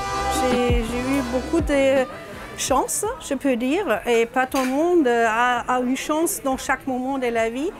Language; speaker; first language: French; non-native, fluent; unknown